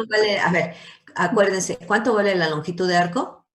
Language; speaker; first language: Spanish; native; Spanish